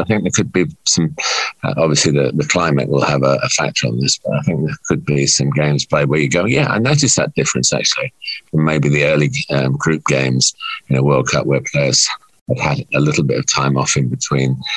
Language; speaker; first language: English; native; English